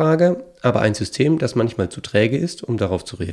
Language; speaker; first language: German; native; German